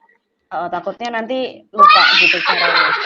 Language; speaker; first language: Indonesian; native; Indonesian